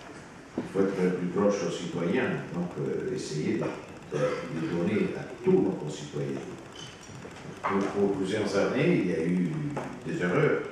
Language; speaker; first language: French; non-native, fluent; Italian